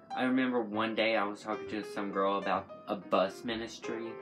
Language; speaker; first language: English; native; English